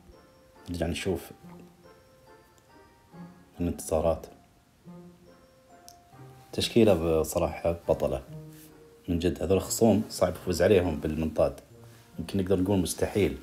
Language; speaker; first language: Arabic; native; Arabic